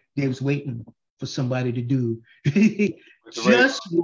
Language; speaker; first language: English; native; English